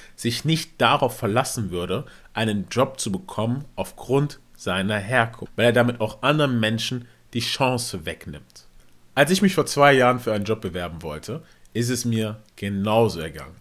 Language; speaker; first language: German; native; German